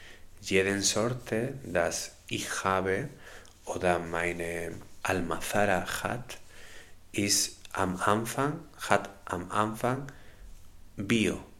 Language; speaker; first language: German; non-native, learner; Spanish